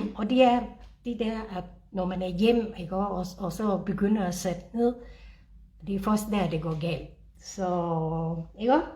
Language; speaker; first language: Danish; non-native, fluent; Filipino